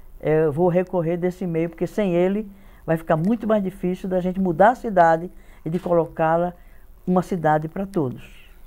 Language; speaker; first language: Portuguese; native; Portuguese